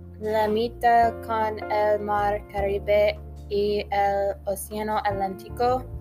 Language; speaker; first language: Spanish; non-native, learner; English